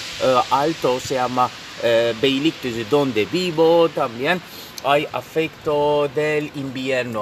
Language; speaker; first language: Spanish; non-native, fluent; Turkish